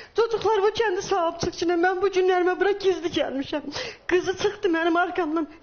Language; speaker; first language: Turkish; non-native, learner; Persian